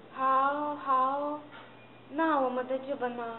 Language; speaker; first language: Chinese; non-native, learner; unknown